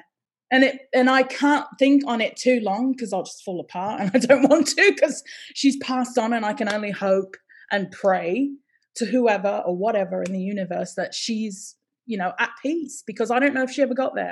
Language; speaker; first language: English; native; English